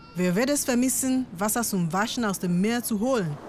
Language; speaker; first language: German; non-native, fluent; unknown